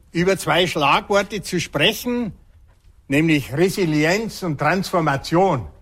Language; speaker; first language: German; native; German